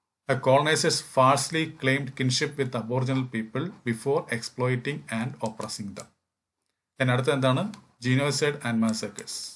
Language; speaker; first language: English; non-native, local second language; Malayalam